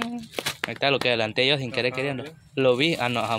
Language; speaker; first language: Spanish; native; Spanish